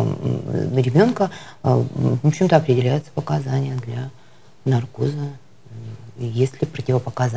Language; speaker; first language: Russian; native; Russian